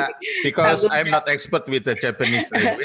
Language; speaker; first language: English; non-native, learner; Indonesian